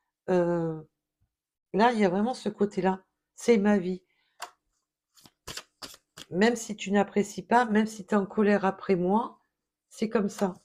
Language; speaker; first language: French; native; French